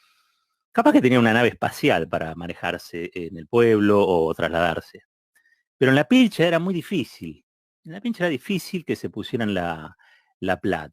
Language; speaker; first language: Spanish; native; Spanish